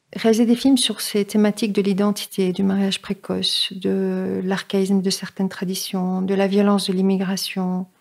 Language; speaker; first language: French; native; French